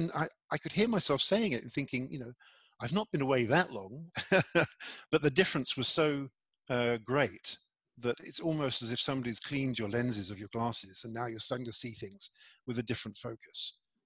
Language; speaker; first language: English; native; English